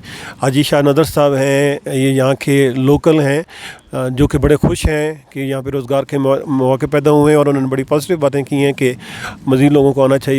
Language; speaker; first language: Urdu; native; Urdu